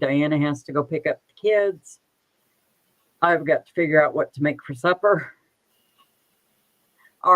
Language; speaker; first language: English; native; English